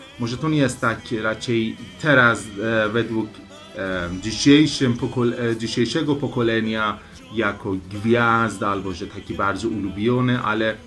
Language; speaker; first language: Polish; non-native, learner; Persian